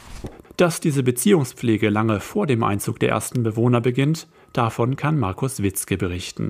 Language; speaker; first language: German; native; German